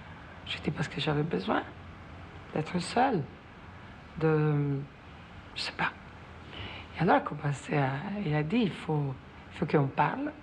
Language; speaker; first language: French; non-native, fluent; Italian